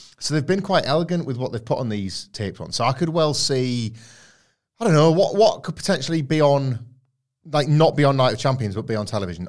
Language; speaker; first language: English; native; English